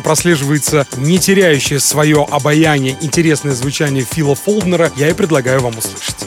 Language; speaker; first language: Russian; native; Russian